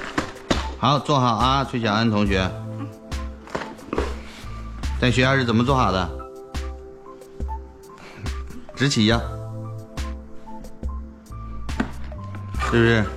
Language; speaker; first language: Chinese; native; Chinese